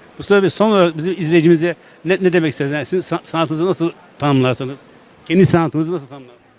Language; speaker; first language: Turkish; native; Turkish